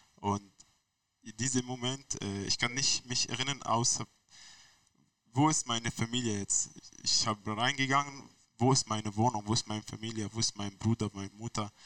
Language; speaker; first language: German; non-native, learner; Arabic